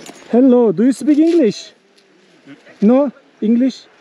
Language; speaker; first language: English; non-native, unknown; Turkish